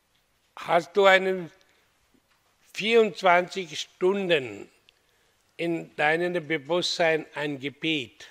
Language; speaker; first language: German; non-native, fluent; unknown